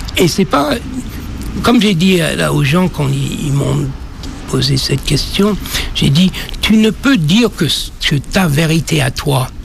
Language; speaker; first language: French; non-native, fluent; English